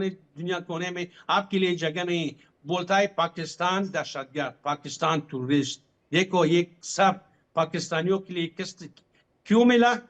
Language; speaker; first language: Hindi; non-native, fluent; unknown